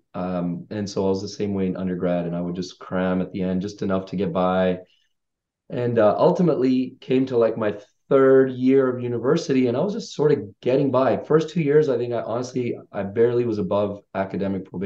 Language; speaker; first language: English; native; English